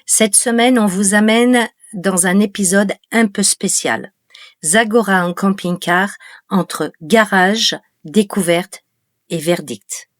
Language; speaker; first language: French; native; French